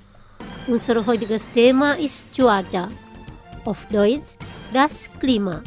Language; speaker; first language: German; non-native, fluent; Indonesian